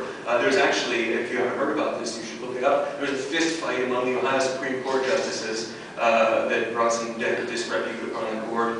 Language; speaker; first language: English; native; English